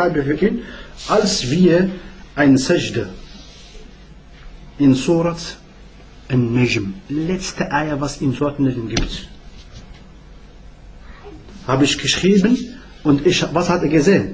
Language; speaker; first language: German; non-native, learner; Arabic